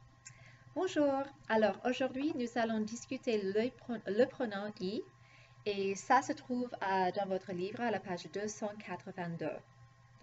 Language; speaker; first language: French; non-native, fluent; English